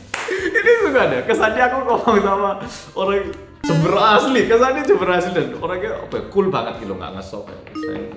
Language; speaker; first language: Indonesian; native; Indonesian